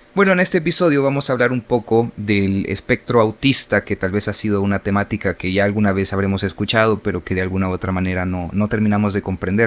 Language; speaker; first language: Spanish; native; Spanish